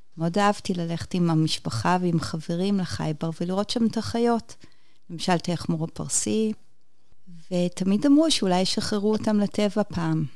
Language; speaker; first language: Hebrew; native; Hebrew